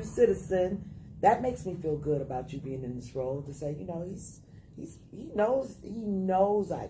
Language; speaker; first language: English; native; English